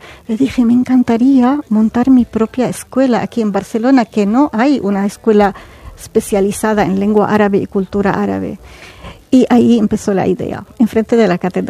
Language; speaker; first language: Spanish; non-native, fluent; Arabic